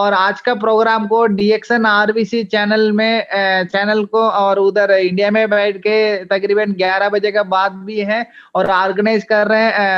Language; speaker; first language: Hindi; non-native, local second language; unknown